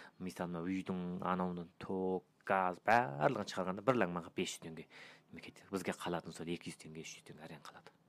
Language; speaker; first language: Kazakh; early bilingual, heritage; Kazakh